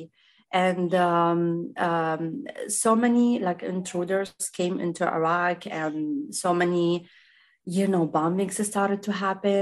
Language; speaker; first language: English; non-native, fluent; Arabic